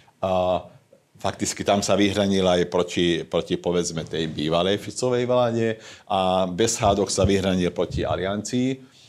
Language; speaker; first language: Slovak; non-native, local second language; Hungarian